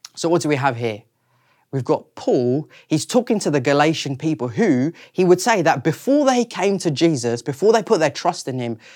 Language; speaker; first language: English; native; English